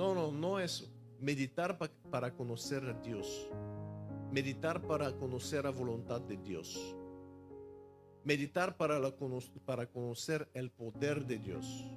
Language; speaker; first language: Spanish; non-native, fluent; Bulgarian